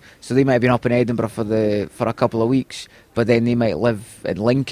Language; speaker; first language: English; native; English